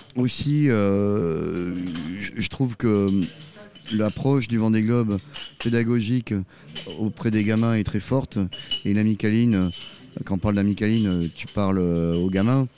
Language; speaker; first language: French; native; French